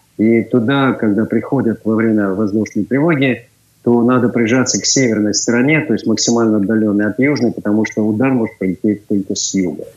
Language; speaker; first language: Russian; native; Russian